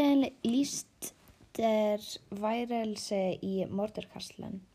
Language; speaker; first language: Icelandic; non-native, learner; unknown